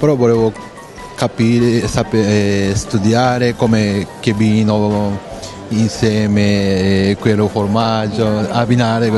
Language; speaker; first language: Italian; non-native, learner; Japanese